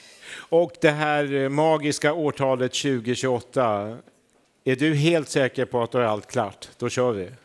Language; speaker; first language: Swedish; native; Swedish